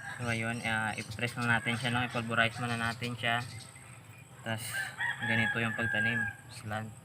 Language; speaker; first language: Filipino; non-native, local second language; Hiligaynon